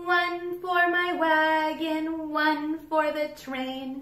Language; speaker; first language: English; native; English